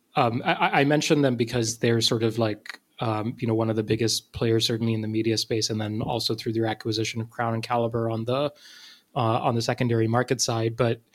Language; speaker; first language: English; non-native, local second language; Urdu